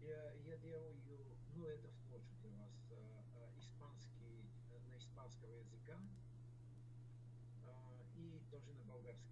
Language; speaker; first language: Russian; non-native, learner; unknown